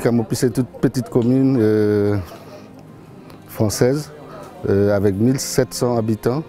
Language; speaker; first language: French; non-native, local second language; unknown